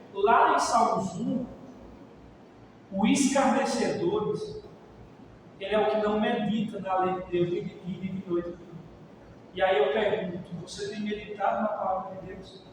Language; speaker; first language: Portuguese; native; Portuguese